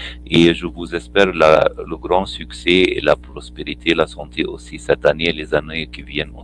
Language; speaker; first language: French; non-native, fluent; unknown